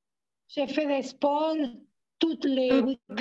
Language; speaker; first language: French; non-native, learner; Spanish